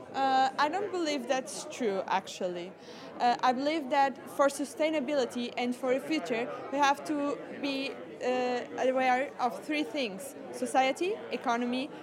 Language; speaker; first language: English; non-native, fluent; Portuguese